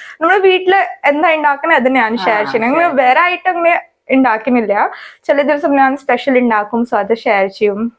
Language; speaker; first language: Malayalam; non-native, learner; Hindi